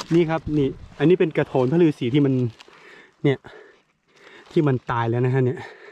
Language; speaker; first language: Thai; non-native, local second language; S'gaw Karen